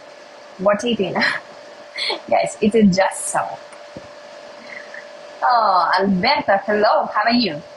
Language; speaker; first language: English; non-native, learner; Russian